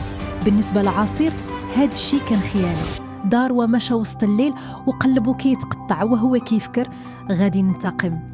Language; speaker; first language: Arabic; native; Arabic